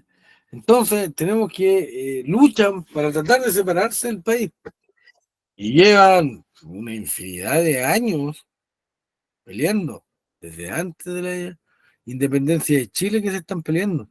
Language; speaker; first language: Spanish; native; Spanish